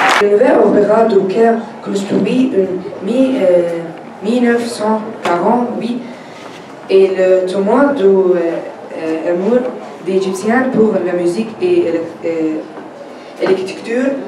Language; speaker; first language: French; non-native, learner; Arabic